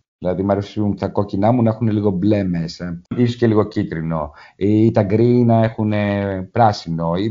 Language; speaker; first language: Greek; native; Greek